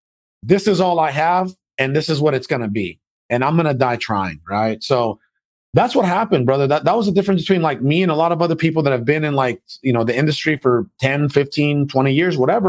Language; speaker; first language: English; early bilingual, other home language; Spanish